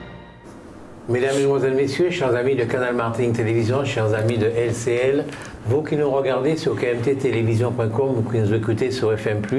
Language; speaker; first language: French; native; French